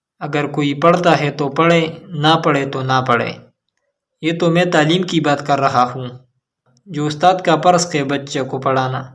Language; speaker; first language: Urdu; non-native, local second language; Pashto